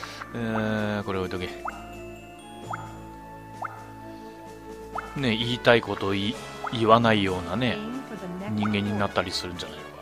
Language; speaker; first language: Japanese; native; Japanese